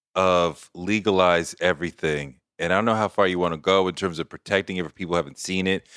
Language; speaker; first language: English; native; English